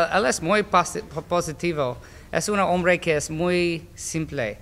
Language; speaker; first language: Spanish; non-native, learner; English